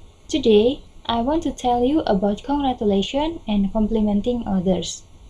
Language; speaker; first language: English; non-native, learner; Indonesian